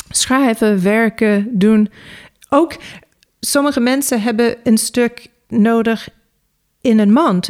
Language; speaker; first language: Dutch; non-native, fluent; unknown